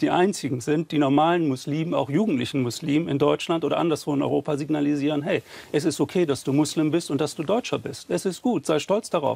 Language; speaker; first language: German; native; German